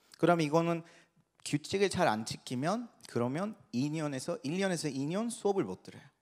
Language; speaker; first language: Korean; non-native, fluent; Persian